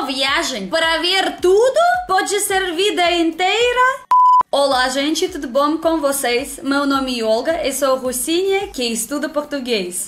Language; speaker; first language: Portuguese; non-native, learner; Russian